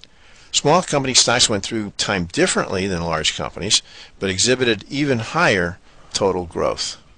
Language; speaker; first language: English; native; English